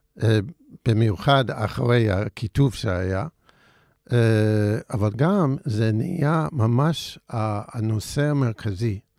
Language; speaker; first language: Hebrew; non-native, fluent; English